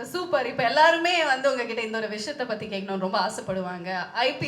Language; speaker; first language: Tamil; native; Tamil